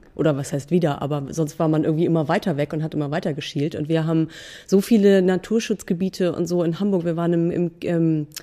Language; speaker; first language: German; native; German